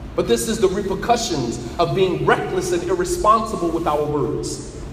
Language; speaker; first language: English; native; English